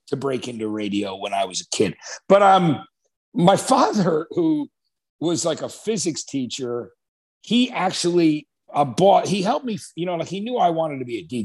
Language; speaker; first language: English; native; English